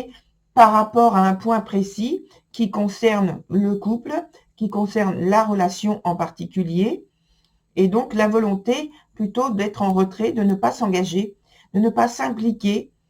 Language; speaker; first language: French; native; French